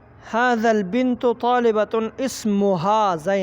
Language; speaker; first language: Arabic; non-native, fluent; Persian